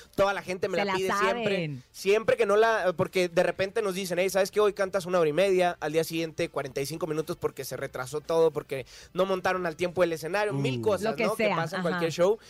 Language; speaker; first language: Spanish; native; Spanish